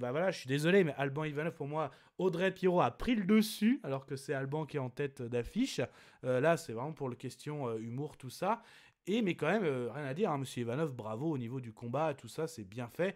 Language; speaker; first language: French; native; French